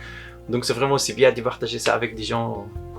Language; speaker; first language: French; non-native, learner; Arabic